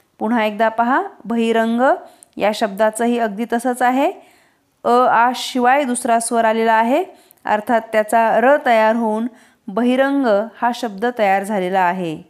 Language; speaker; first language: Marathi; native; Marathi